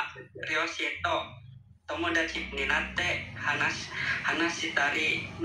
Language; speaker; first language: Japanese; non-native, learner; Indonesian